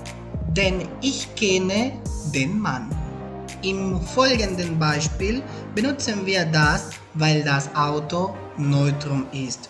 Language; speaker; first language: German; non-native, fluent; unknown